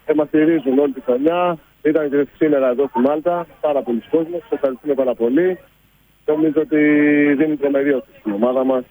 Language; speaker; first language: Greek; native; Greek